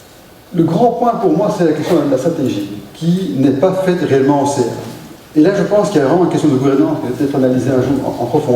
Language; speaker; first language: French; native; French